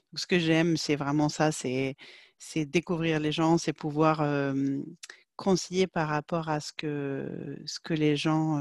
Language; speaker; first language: French; non-native, fluent; Swedish